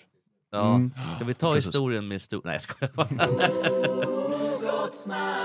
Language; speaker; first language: Swedish; native; Swedish